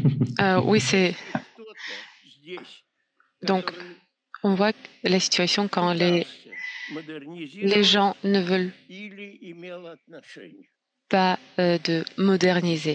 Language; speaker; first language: French; non-native, fluent; Russian